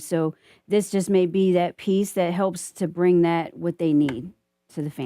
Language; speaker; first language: English; native; English